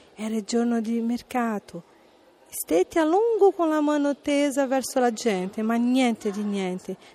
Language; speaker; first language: Italian; non-native, fluent; Portuguese